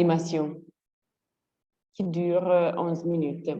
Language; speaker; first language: French; non-native, fluent; Italian